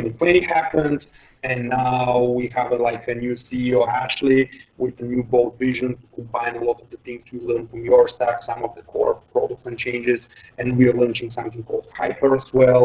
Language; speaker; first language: English; non-native, fluent; Bulgarian